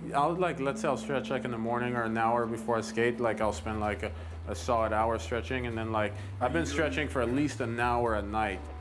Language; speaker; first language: English; non-native, fluent; French